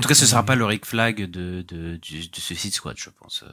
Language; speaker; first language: French; native; French